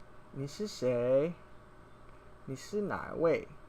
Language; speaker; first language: Chinese; non-native, fluent; Indonesian